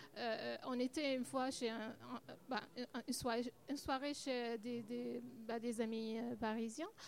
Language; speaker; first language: French; non-native, learner; Arabic